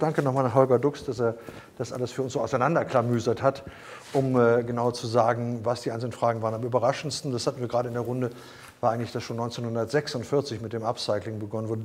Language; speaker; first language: German; native; German